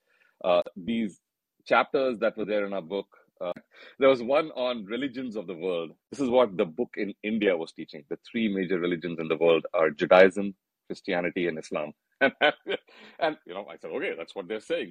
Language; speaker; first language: English; non-native, local second language; Hindi